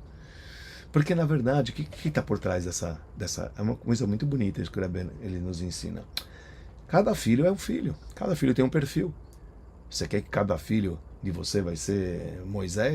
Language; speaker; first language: Portuguese; native; Portuguese